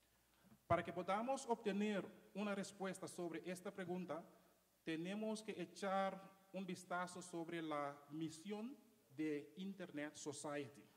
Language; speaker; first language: Spanish; non-native, fluent; Papiamento